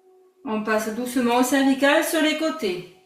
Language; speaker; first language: French; native; French